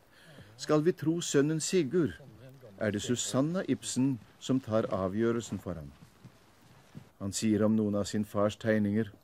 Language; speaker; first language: Norwegian; native; Norwegian